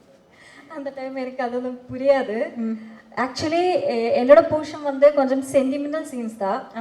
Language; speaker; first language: Tamil; non-native, learner; Malayalam